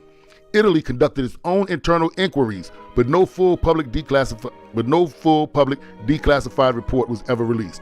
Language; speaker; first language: English; native; English